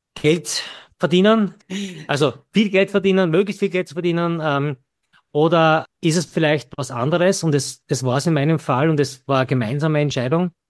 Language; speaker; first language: German; native; German